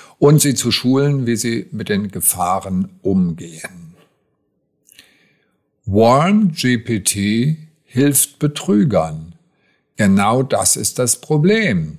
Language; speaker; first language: German; native; German